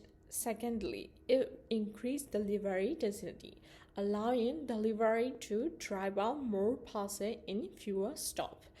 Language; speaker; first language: English; non-native, learner; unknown